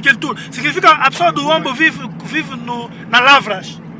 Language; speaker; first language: Portuguese; non-native, learner; Lingala